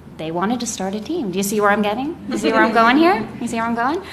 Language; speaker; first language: English; native; English